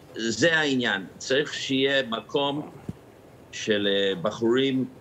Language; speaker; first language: Hebrew; non-native, fluent; English